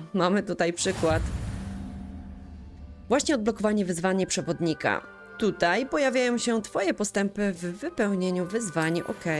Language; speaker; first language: Polish; native; Polish